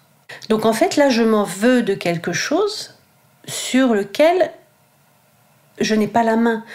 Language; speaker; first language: French; native; French